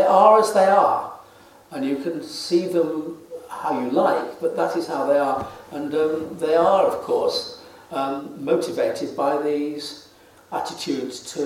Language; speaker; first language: English; native; English